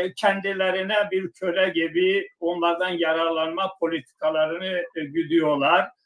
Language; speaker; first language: Turkish; non-native, local second language; Zaza